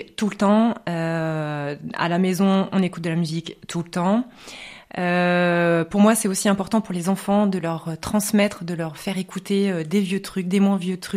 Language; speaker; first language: French; native; French